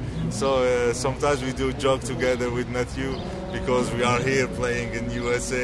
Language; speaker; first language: English; non-native, learner; Arabic